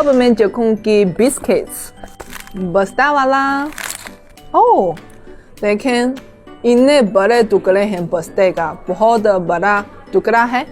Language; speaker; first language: Hindi; non-native, learner; Chinese